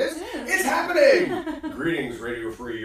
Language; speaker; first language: English; native; English